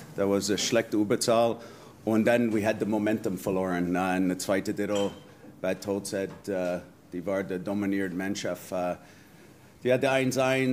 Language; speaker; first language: German; non-native, fluent; English